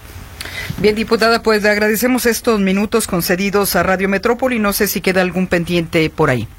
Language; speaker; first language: Spanish; native; Spanish